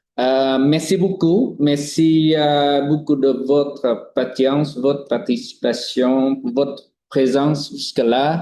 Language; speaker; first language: French; non-native, fluent; Vietnamese